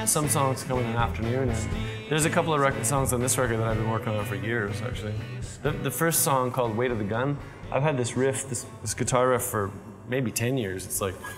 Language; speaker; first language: English; native; English